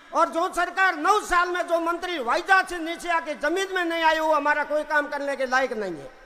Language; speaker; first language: Hindi; non-native, local second language; Rajasthani